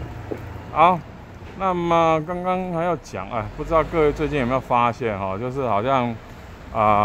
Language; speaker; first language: Chinese; native; Chinese